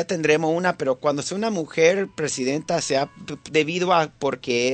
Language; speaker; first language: Spanish; early bilingual, heritage; Spanish